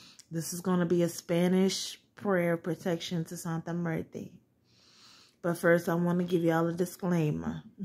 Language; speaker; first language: English; native; English